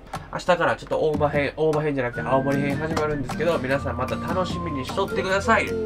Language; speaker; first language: Japanese; native; Japanese